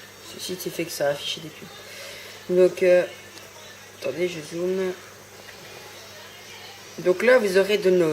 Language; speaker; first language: French; native; French